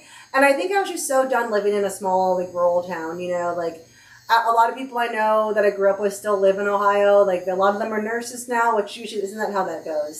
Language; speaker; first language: English; native; English